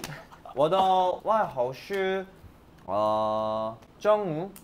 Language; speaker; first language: Chinese; non-native, learner; Korean